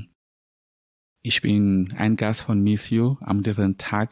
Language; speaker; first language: German; non-native, learner; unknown